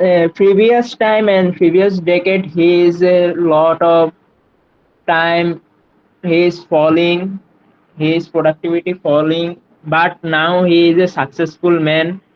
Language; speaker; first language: English; non-native, learner; Bangla